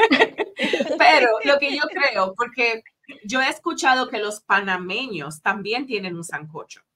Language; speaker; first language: Spanish; native; Spanish